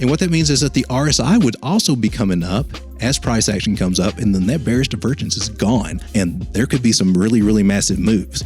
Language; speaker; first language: English; native; English